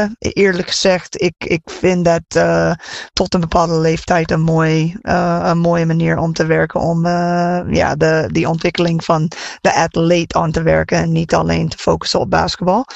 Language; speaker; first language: Dutch; non-native, fluent; English